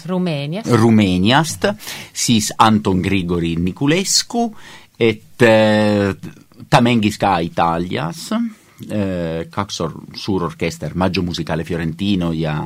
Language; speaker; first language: Estonian; non-native, learner; Italian